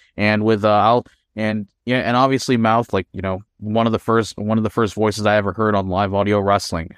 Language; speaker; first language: English; non-native, local second language; Filipino